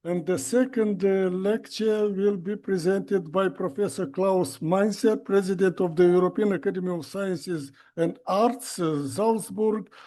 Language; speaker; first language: English; non-native, fluent; Romanian